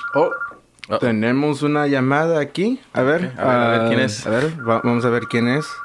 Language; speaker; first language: Spanish; native; Spanish